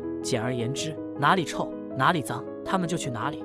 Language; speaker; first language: Chinese; native; Chinese